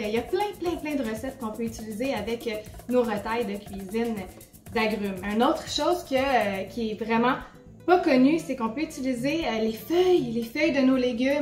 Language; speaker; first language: French; native; French